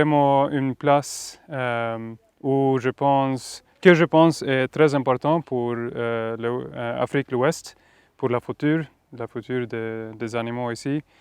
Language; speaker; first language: French; non-native, fluent; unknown